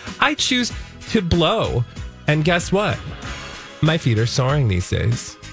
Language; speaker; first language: English; native; English